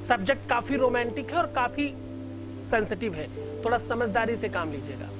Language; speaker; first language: Hindi; native; Hindi